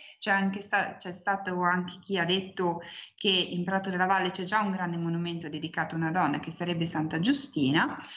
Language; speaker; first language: Italian; native; Italian